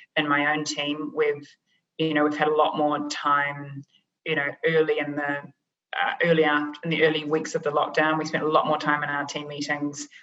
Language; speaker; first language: English; native; English